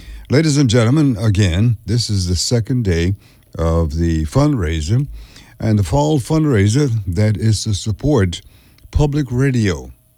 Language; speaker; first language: English; early bilingual, other home language; French